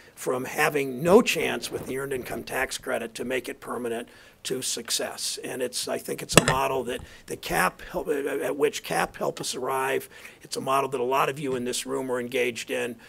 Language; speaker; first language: English; native; English